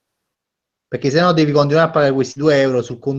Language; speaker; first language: Italian; native; Italian